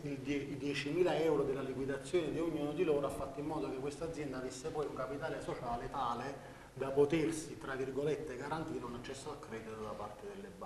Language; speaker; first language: Italian; native; Italian